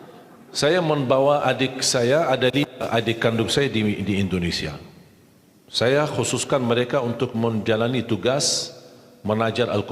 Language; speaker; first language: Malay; non-native, fluent; Arabic